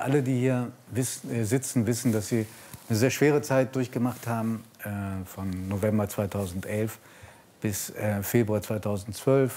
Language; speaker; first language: German; native; German